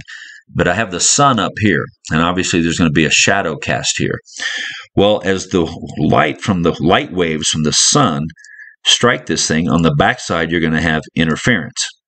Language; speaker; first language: English; native; English